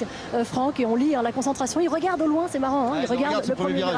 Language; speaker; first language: French; native; French